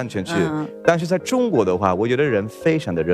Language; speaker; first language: Chinese; non-native, fluent; Swedish